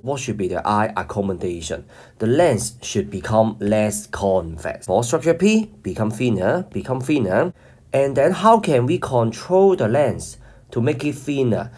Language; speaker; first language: English; non-native, local second language; Cantonese